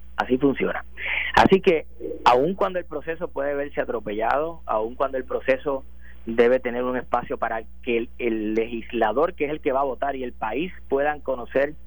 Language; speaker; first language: Spanish; native; Spanish